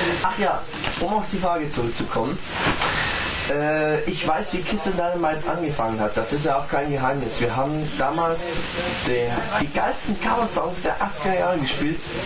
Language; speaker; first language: German; native; German